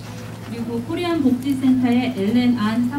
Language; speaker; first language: Korean; native; Korean